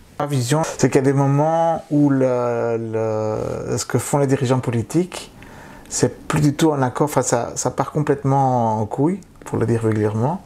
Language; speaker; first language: French; early bilingual, other home language; Spanish